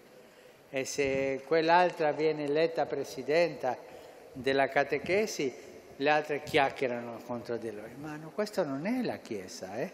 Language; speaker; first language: Italian; non-native, fluent; Spanish